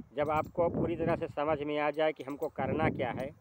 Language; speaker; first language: Hindi; native; Hindi